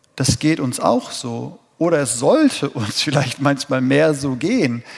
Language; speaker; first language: German; native; German